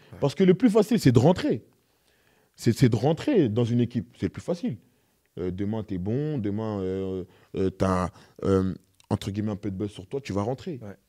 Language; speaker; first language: French; native; French